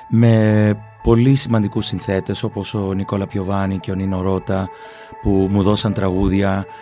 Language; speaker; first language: Greek; early bilingual, other home language; English